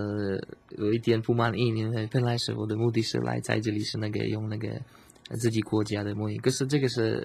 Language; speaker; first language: Chinese; non-native, learner; Slovak